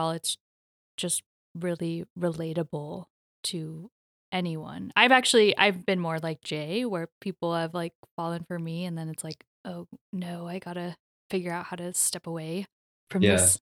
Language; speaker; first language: English; native; English